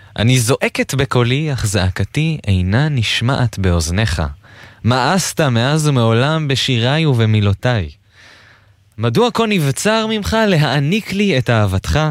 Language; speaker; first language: Hebrew; native; Hebrew